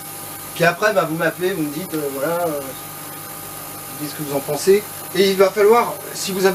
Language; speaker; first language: French; native; French